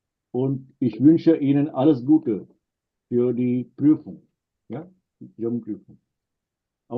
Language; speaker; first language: German; non-native, fluent; Marathi